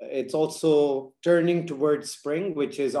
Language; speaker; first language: English; non-native, local second language; Urdu